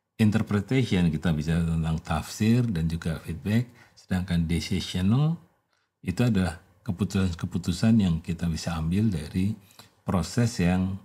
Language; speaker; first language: Indonesian; native; Indonesian